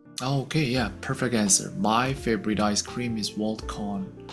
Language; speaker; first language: English; non-native, fluent; Korean